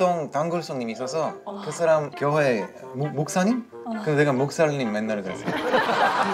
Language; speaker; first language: Korean; non-native, learner; Bulgarian